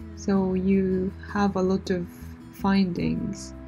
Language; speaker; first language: English; non-native, fluent; Japanese